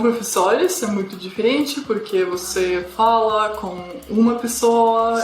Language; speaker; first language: Portuguese; non-native, fluent; Russian